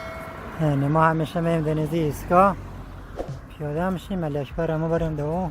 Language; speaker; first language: Persian; native; Persian